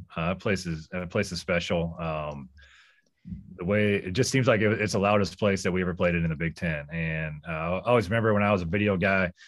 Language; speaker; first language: English; native; English